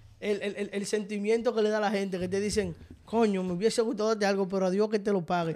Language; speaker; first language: Spanish; native; Spanish